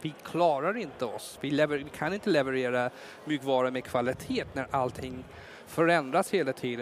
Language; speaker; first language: Swedish; non-native, fluent; English